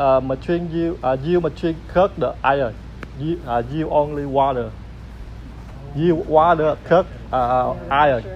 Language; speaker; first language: English; non-native, learner; Vietnamese